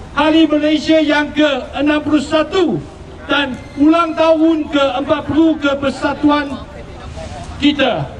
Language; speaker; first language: Malay; non-native, local second language; Chinese